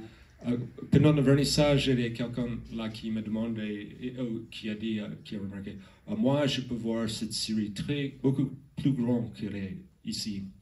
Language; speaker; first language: French; non-native, learner; English